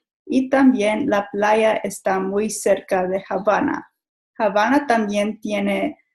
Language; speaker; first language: Spanish; non-native, learner; English